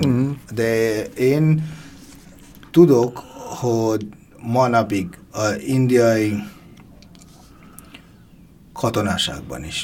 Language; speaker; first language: Hungarian; non-native, fluent; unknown